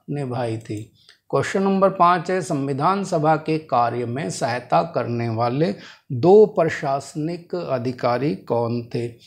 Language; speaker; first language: Hindi; native; Hindi